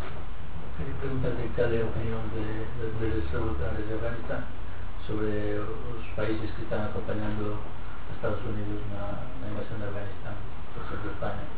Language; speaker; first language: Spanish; non-native, local second language; Galician